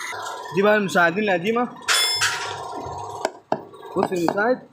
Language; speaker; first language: Arabic; native; Arabic